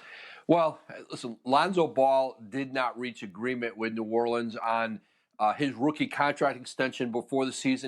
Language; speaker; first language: English; native; English